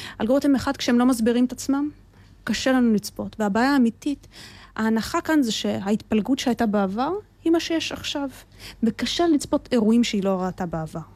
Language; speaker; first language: Hebrew; early bilingual, other home language; Russian